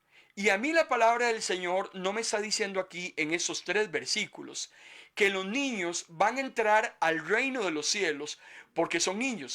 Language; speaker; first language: Spanish; native; Spanish